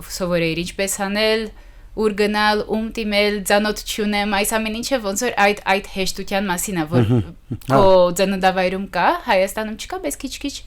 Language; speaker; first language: Armenian; early bilingual, heritage; Armenian